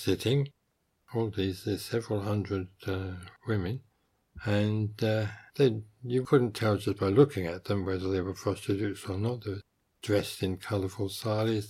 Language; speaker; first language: English; native; English